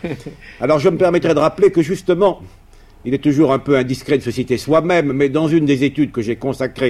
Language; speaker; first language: French; native; French